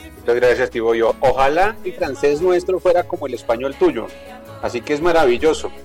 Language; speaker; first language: Spanish; native; Spanish